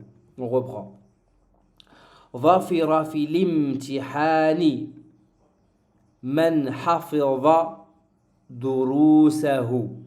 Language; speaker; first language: Arabic; non-native, fluent; French